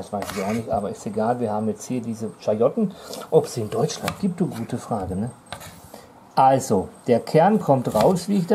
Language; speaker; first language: German; native; German